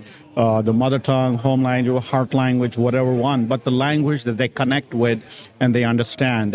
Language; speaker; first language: English; native; English